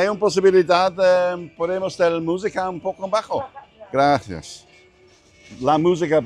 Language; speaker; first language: Spanish; non-native, learner; English